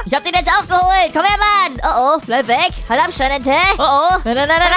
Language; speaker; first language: German; native; German